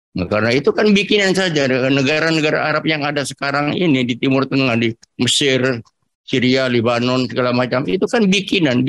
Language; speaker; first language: Indonesian; non-native, local second language; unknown